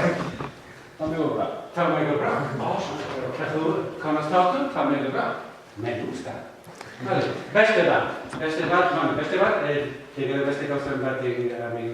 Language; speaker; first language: Basque; non-native, learner; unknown